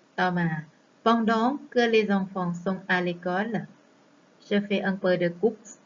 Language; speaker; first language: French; non-native, fluent; Thai